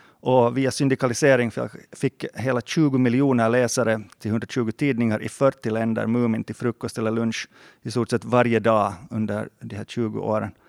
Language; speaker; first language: Swedish; native; Swedish